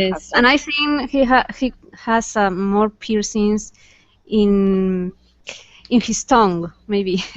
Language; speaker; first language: English; non-native, fluent; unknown